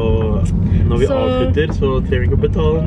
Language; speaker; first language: Norwegian; early bilingual, other home language; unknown